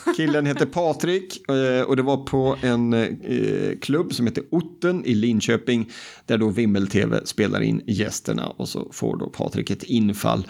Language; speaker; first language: Swedish; native; Swedish